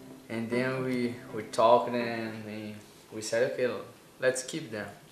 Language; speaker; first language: English; non-native, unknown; Portuguese